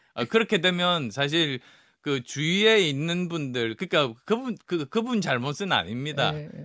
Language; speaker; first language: Korean; native; Korean